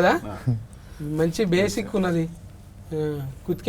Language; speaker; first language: Telugu; native; Telugu